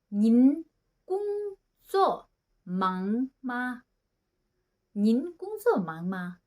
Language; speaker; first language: Chinese; non-native, fluent; Tibetan